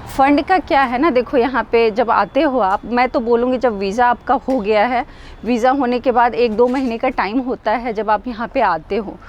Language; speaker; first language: Hindi; native; Hindi